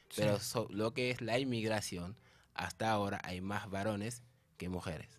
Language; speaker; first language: Spanish; non-native, fluent; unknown